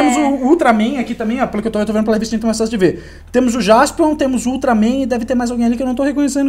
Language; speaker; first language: Portuguese; native; Portuguese